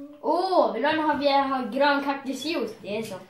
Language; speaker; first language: Swedish; early bilingual, other home language; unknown